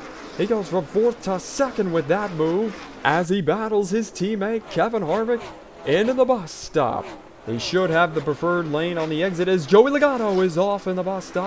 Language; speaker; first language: English; native; English